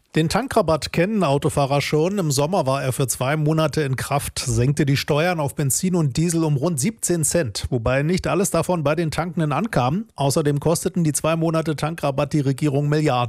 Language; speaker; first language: German; native; German